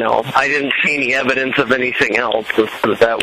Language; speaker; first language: English; native; English